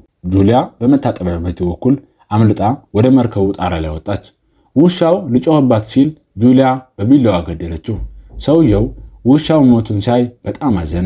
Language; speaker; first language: Amharic; native; Amharic